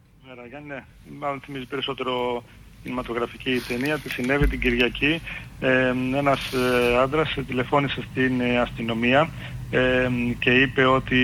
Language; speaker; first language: Greek; native; Greek